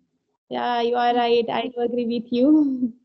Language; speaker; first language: English; non-native, learner; Hindi